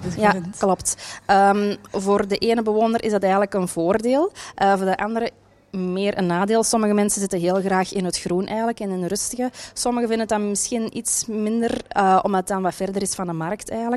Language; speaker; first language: Dutch; native; Dutch